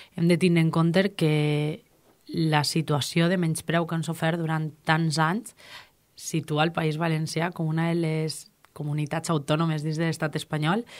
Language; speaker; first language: Catalan; native; Catalan